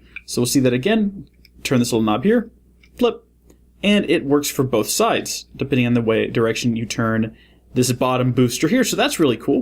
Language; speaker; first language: English; native; English